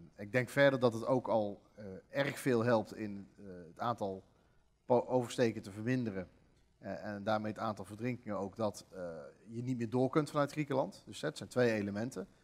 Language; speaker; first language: Dutch; native; Dutch